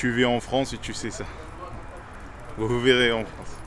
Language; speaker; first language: French; non-native, local second language; Arabic